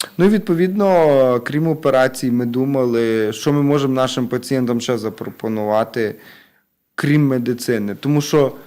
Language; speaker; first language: Ukrainian; native; Ukrainian